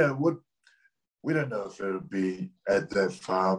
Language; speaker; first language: English; native; English